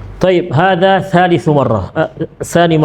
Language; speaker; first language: Arabic; non-native, fluent; Indonesian